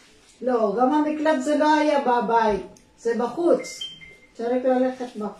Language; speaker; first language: Hebrew; non-native, learner; Filipino